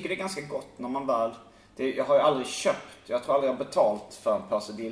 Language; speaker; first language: Swedish; native; Swedish